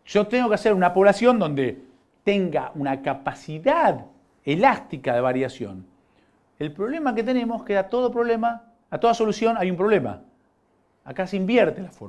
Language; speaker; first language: Spanish; native; Spanish